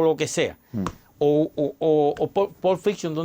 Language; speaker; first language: Spanish; native; Spanish